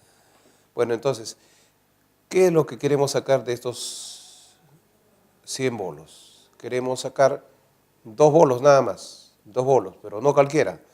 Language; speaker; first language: Spanish; native; Spanish